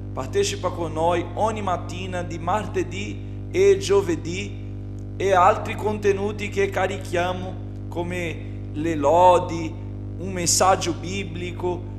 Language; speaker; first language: Italian; non-native, fluent; Portuguese